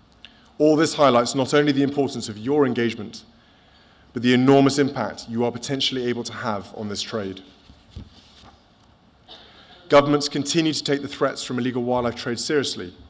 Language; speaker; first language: English; native; English